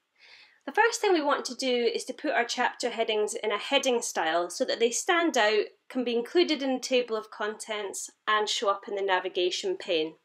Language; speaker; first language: English; native; English